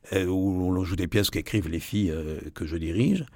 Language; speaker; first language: French; native; French